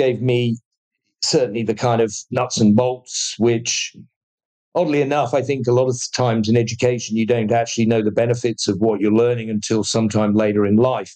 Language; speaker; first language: English; native; English